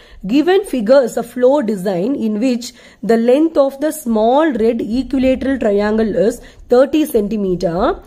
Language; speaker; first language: English; non-native, local second language; Tamil